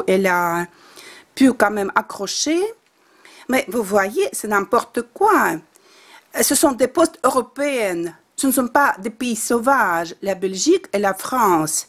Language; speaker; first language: French; non-native, fluent; Russian